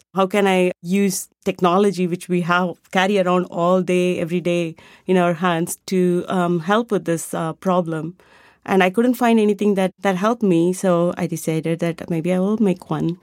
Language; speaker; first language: English; non-native, local second language; Tamil